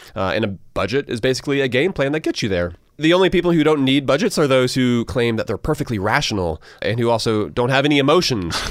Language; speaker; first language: English; native; English